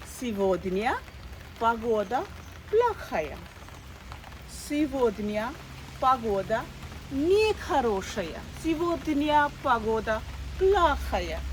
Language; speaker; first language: Russian; non-native, fluent; Bangla